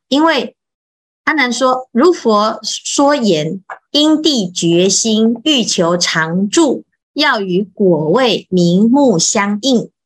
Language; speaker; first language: Chinese; native; Chinese